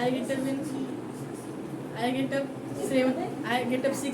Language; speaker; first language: English; non-native, learner; Marathi